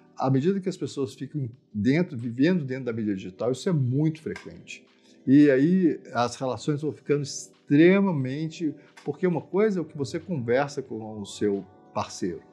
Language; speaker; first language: Portuguese; native; Portuguese